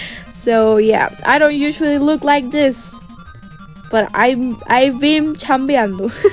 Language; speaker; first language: English; non-native, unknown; Spanish